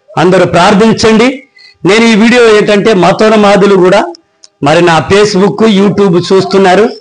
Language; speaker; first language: Telugu; non-native, local second language; Koya